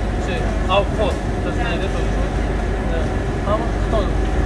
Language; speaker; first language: Russian; non-native, learner; Tajik